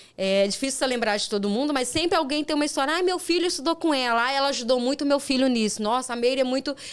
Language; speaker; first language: Portuguese; native; Portuguese